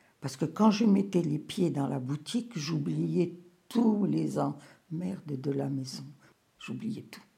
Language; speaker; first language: French; native; French